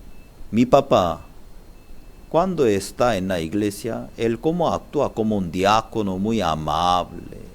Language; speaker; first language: Spanish; non-native, learner; Korean